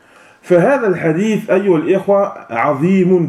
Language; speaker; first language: Arabic; non-native, fluent; French